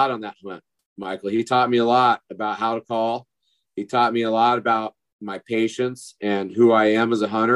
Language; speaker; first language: English; native; English